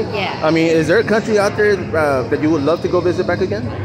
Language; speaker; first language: English; native; English